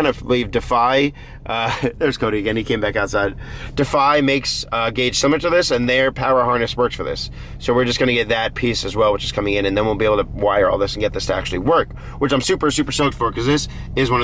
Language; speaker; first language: English; native; English